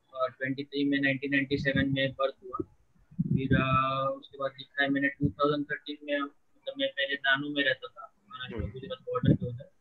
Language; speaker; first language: Hindi; non-native, local second language; Gujarati